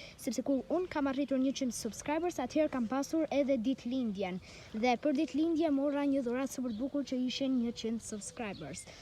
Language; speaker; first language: Albanian; early bilingual, heritage; Albanian